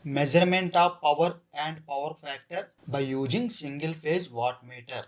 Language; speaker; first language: English; non-native, local second language; Telugu